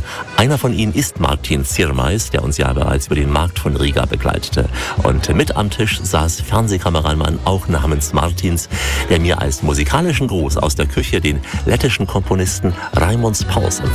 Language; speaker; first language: German; native; German